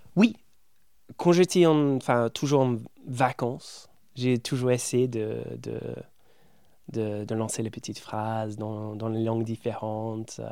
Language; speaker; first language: French; non-native, fluent; English